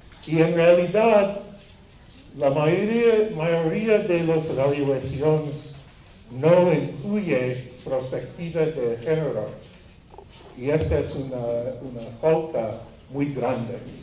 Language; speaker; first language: Spanish; non-native, learner; English